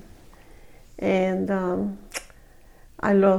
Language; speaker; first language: English; non-native, fluent; Spanish